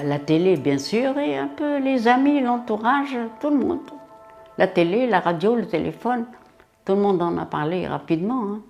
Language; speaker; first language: French; non-native, local second language; Arabic